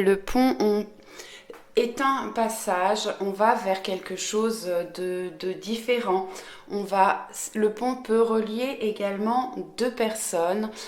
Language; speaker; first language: French; native; French